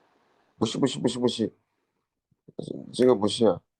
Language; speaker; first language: Chinese; non-native, learner; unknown